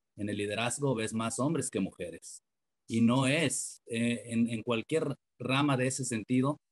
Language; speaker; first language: Spanish; native; Spanish